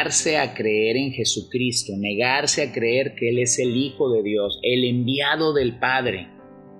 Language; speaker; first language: Spanish; native; Spanish